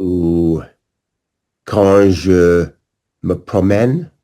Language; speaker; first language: French; non-native, learner; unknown